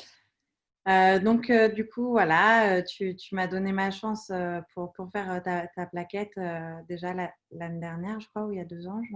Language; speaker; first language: French; native; French